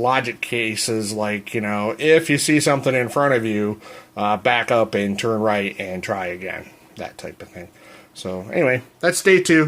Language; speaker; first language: English; native; English